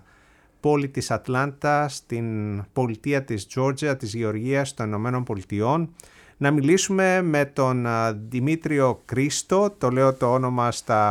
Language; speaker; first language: Greek; native; Greek